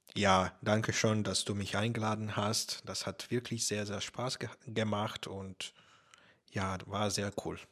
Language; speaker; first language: German; non-native, fluent; Russian